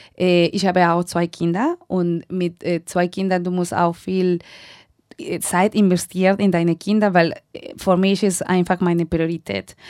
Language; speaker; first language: German; non-native, learner; Spanish